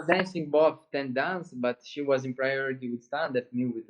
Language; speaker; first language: English; non-native, learner; Romanian